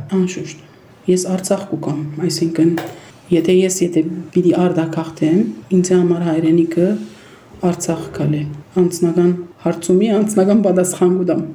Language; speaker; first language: Armenian; early bilingual, heritage; Armenian